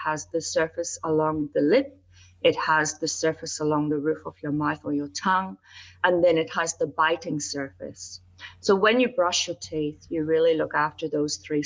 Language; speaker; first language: English; native; English